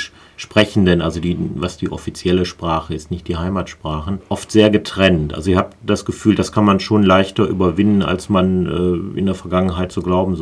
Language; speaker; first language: German; native; German